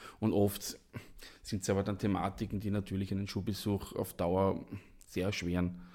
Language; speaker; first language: German; native; German